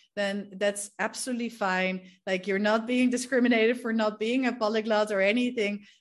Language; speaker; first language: English; non-native, fluent; Dutch